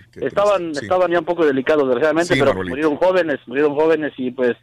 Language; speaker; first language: Spanish; native; Spanish